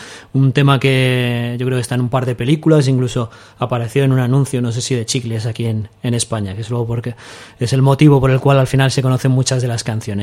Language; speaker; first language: Spanish; native; Spanish